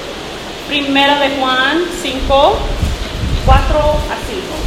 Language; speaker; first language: Spanish; non-native, learner; English